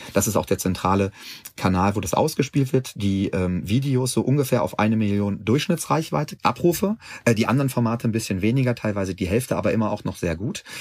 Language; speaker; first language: German; native; German